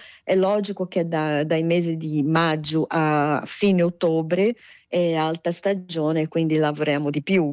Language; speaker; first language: Italian; non-native, fluent; Portuguese